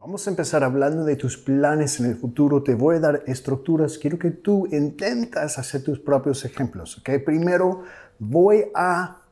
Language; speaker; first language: Spanish; non-native, fluent; English